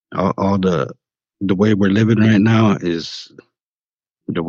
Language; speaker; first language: English; native; English